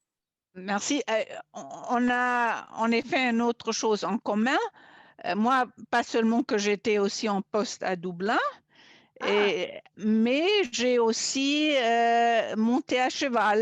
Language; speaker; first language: French; non-native, fluent; German